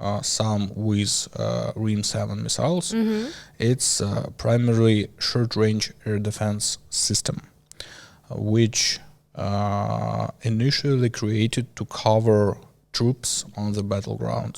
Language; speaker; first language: English; non-native, learner; Ukrainian